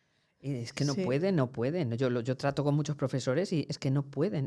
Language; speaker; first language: Spanish; native; Spanish